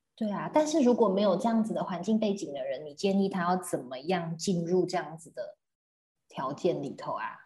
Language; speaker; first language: Chinese; native; Chinese